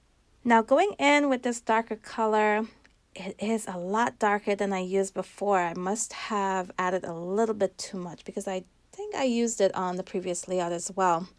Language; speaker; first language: English; native; English